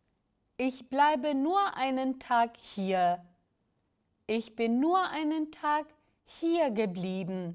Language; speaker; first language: German; non-native, fluent; Albanian